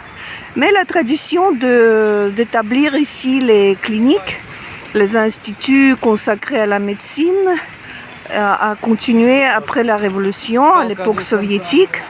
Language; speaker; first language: French; non-native, fluent; Russian